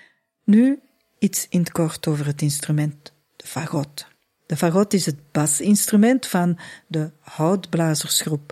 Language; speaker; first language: Dutch; native; Dutch